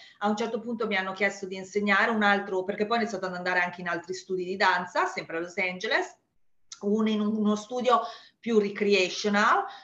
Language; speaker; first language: Italian; native; Italian